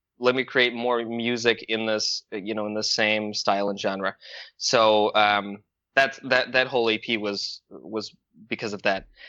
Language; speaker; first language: English; early bilingual, other home language; Russian